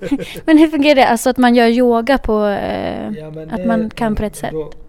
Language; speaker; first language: Swedish; native; Swedish